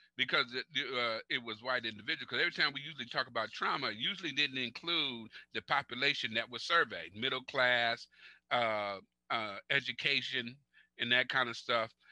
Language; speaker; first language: English; native; English